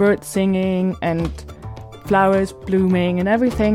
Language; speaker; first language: English; non-native, fluent; German